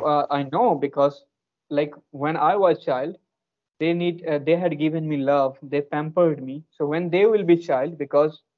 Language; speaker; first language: English; non-native, local second language; Hindi